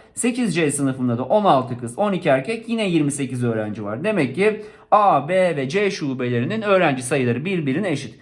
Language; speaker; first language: Turkish; native; Turkish